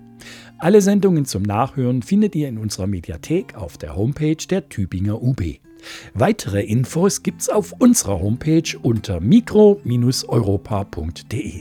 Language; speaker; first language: German; native; German